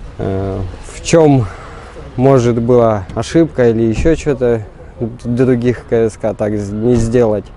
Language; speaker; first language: Russian; native; Russian